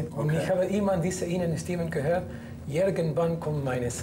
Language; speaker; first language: German; non-native, fluent; Spanish